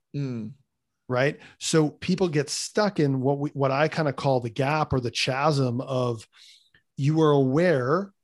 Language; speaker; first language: English; native; English